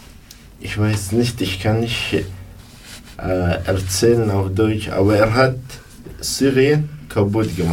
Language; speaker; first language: German; non-native, learner; Arabic